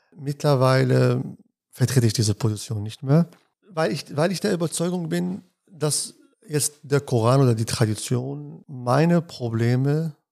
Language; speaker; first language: German; non-native, fluent; Arabic